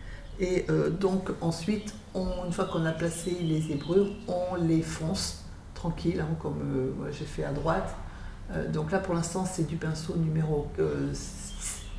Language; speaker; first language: French; native; French